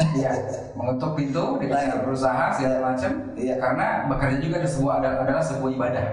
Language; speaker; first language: Indonesian; native; Indonesian